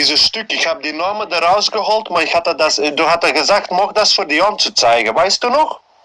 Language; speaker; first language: German; non-native, learner; Dutch